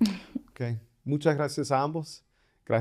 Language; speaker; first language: Spanish; non-native, fluent; English